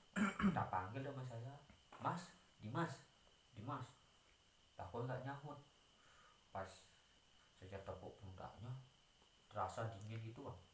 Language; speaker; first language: Indonesian; non-native, local second language; Balinese